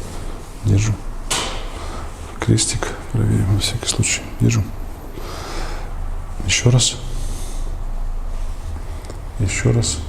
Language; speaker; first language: Russian; native; Russian